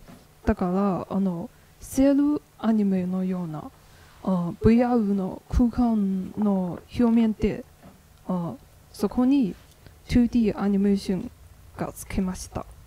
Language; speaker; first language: Japanese; non-native, learner; Chinese